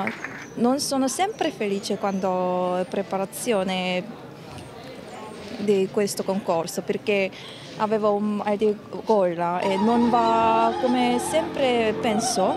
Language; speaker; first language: Italian; non-native, learner; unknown